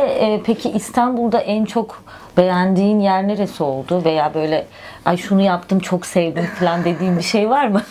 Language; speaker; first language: Turkish; native; Turkish